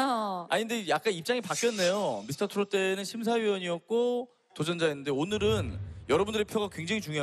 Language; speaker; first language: Korean; native; Korean